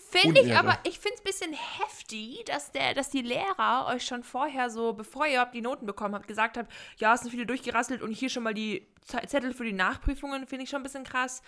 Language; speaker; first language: German; native; German